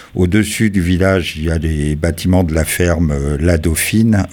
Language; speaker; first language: French; native; French